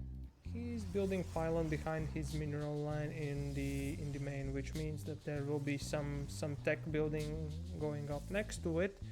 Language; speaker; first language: English; non-native, fluent; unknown